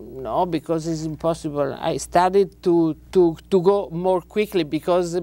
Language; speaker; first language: English; non-native, learner; Italian